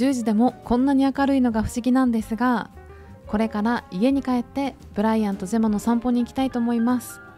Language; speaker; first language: Japanese; native; Japanese